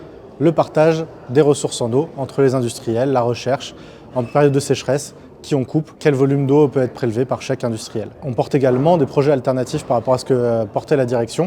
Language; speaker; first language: French; native; French